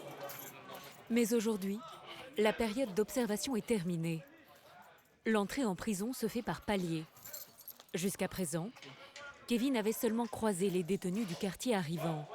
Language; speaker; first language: French; native; French